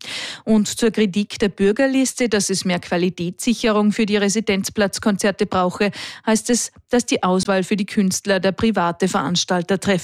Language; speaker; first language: German; native; German